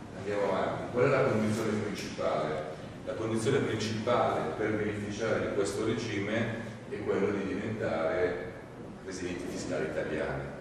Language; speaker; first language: Italian; native; Italian